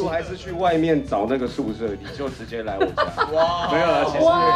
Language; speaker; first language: Chinese; native; Chinese